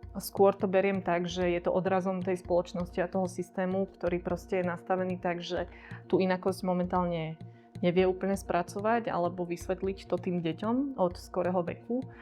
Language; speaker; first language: Slovak; early bilingual, other home language; Vietnamese